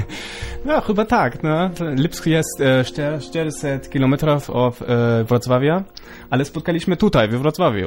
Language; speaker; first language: Polish; non-native, local second language; German